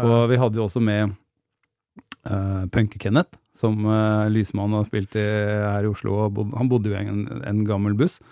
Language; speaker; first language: Norwegian; native; Norwegian